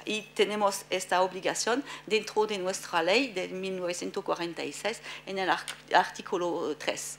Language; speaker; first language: Spanish; non-native, fluent; French